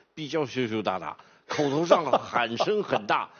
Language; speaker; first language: Chinese; native; Chinese